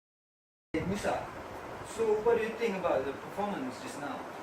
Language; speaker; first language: English; non-native, learner; Malay